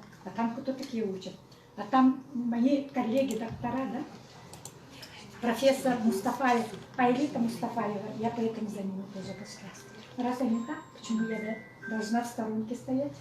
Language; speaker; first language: Russian; native; Russian